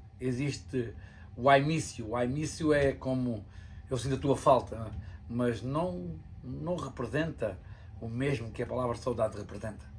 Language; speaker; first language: Portuguese; native; Portuguese